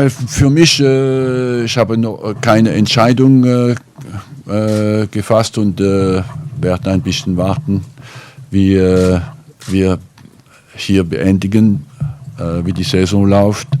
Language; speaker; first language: German; non-native, fluent; French